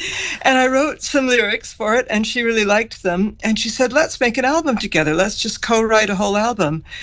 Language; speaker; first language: English; native; English